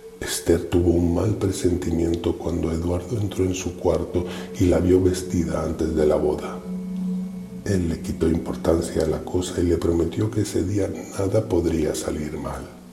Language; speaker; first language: Spanish; native; Spanish